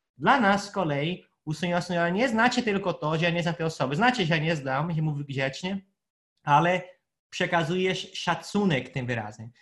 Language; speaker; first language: Polish; non-native, fluent; Portuguese